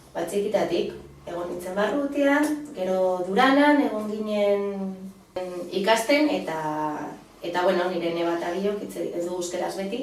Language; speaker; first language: Basque; non-native, local second language; Spanish